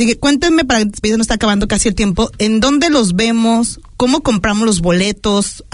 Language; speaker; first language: Spanish; native; Spanish